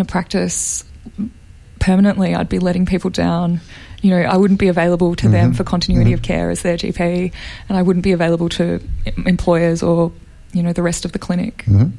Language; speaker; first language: English; native; English